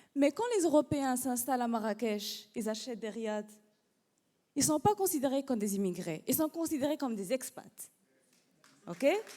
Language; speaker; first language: French; non-native, local second language; Arabic